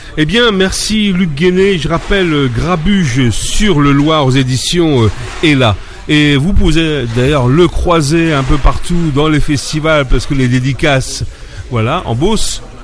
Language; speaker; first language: French; native; French